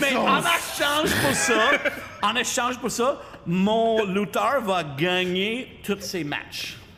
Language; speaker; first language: French; non-native, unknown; English